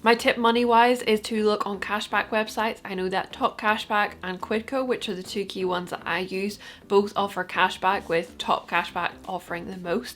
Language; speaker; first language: English; native; English